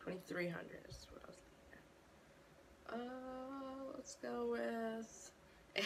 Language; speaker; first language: English; native; English